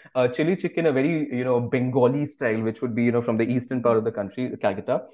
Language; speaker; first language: English; non-native, local second language; Bangla